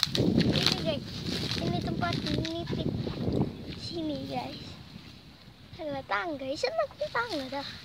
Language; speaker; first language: Indonesian; non-native, local second language; Javanese